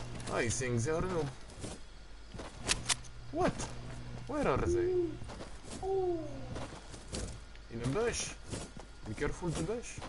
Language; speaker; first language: English; non-native, learner; French